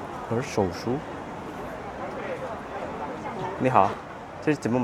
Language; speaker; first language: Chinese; non-native, learner; Indonesian